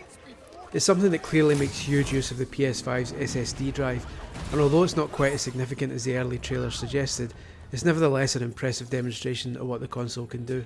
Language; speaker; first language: English; native; English